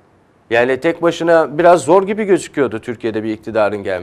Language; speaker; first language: Turkish; native; Turkish